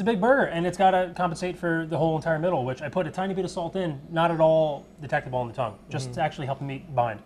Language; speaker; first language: English; native; English